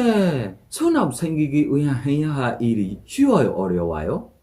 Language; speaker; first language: Korean; non-native, fluent; Burmese